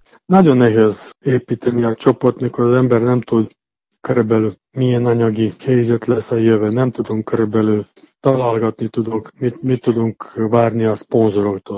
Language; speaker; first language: Hungarian; non-native, fluent; Serbian